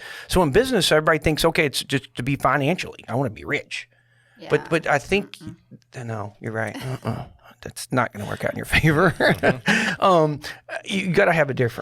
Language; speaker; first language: English; native; English